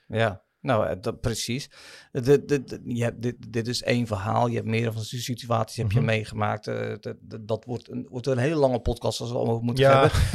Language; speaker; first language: Dutch; native; Dutch